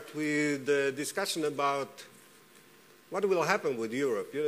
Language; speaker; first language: English; non-native, fluent; Estonian